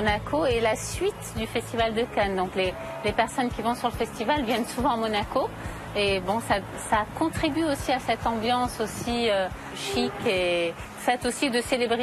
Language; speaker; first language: French; native; French